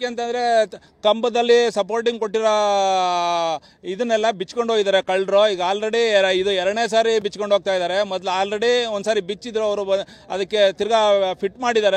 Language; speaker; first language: Kannada; native; Kannada